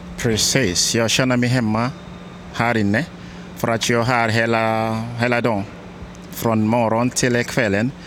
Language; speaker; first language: Swedish; non-native, learner; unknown